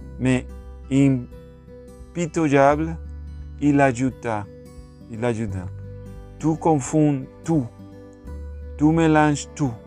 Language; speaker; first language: French; non-native, learner; Spanish